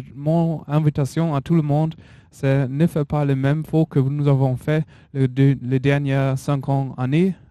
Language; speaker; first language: French; non-native, learner; German